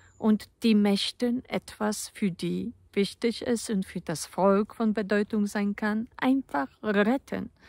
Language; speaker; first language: German; non-native, fluent; Polish